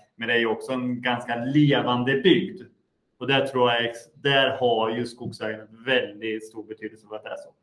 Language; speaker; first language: Swedish; native; Swedish